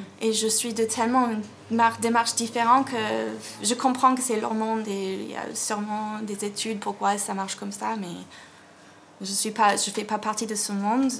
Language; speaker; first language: French; non-native, fluent; English